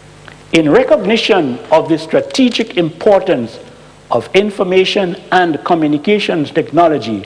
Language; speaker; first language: English; native; English